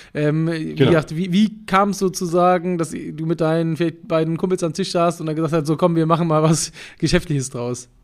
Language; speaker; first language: German; native; German